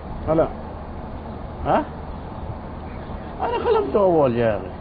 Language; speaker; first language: Arabic; non-native, learner; Filipino